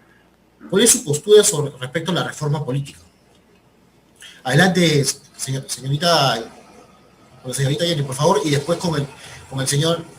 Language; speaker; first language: Spanish; native; Spanish